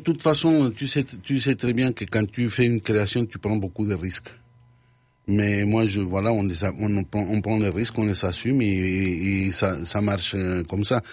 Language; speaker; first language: French; non-native, fluent; Spanish